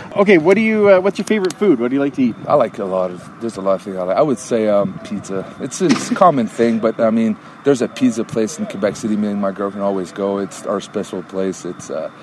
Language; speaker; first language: English; native; English